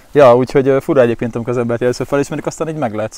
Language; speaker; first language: Hungarian; native; Hungarian